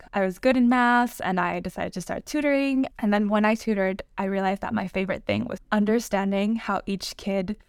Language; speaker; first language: English; non-native, fluent; Spanish